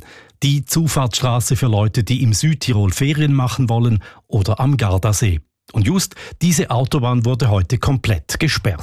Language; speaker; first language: German; native; German